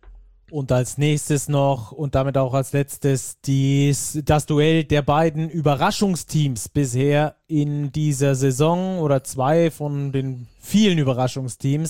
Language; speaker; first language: German; native; German